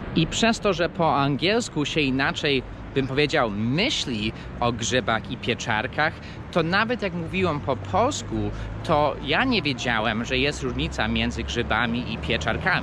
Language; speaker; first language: Polish; early bilingual, heritage; Polish